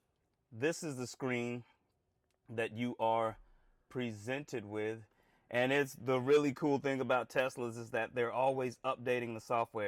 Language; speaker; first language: English; native; English